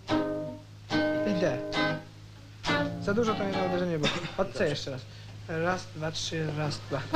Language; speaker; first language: Polish; native; Polish